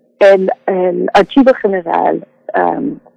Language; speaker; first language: Spanish; non-native, fluent; English